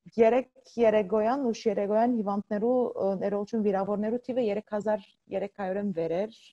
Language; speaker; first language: Armenian; early bilingual, heritage; Armenian